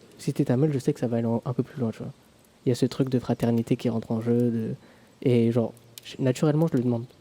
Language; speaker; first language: French; early bilingual, other home language; Tamil